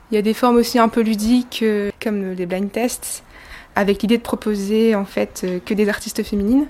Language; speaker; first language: French; native; French